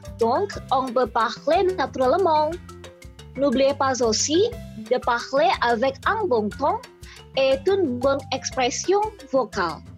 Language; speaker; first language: French; non-native, learner; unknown